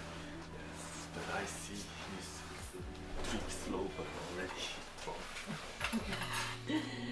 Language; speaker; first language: English; non-native, learner; Korean